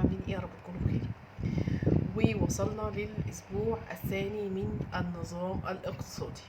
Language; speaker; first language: Arabic; native; Arabic